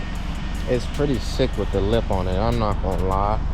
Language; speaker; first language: English; native; English